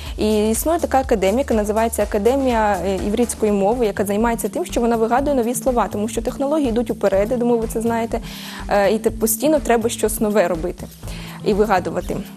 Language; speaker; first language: Ukrainian; early bilingual, heritage; Ukrainian